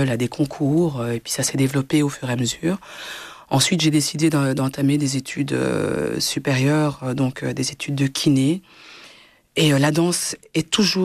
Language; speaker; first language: French; early bilingual, other home language; Swahili